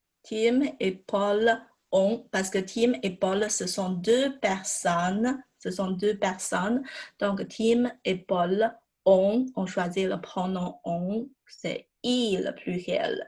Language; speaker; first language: French; non-native, fluent; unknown